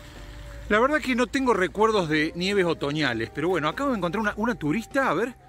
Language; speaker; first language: Spanish; native; Spanish